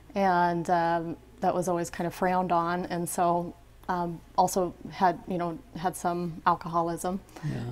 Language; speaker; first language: English; native; English